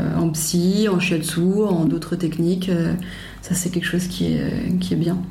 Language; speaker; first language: French; native; French